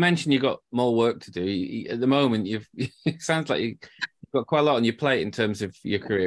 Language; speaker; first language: English; native; English